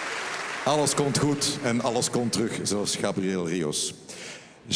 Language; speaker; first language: Dutch; native; Dutch